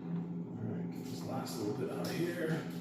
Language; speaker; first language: English; native; English